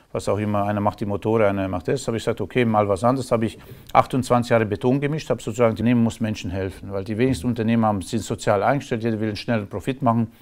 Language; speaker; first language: German; non-native, fluent; Romanian